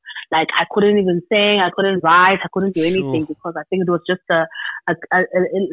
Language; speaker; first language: English; non-native, local second language; Xhosa